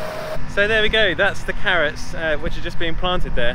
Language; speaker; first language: English; native; English